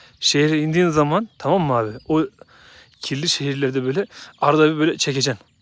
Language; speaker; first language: Turkish; native; Turkish